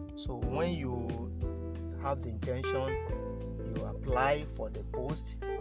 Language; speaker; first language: English; non-native, local second language; Yoruba